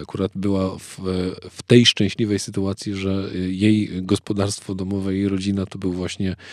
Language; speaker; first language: Polish; native; Polish